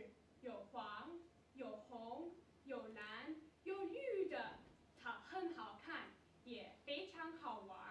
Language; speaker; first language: Chinese; non-native, learner; English